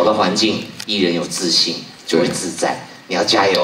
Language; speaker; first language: Chinese; native; Chinese